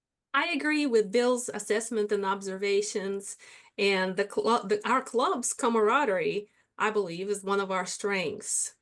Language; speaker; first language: English; non-native, fluent; Russian